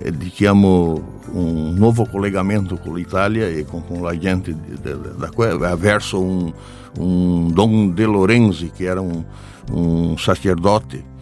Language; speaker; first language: Italian; non-native, learner; Portuguese